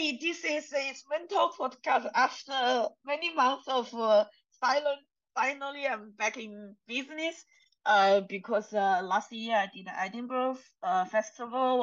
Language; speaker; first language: English; non-native, fluent; Chinese